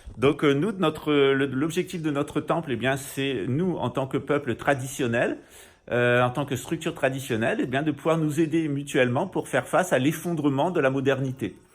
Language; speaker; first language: French; native; French